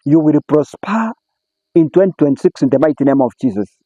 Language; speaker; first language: English; non-native, local second language; Swahili